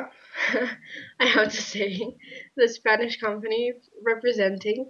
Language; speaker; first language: English; non-native, fluent; Spanish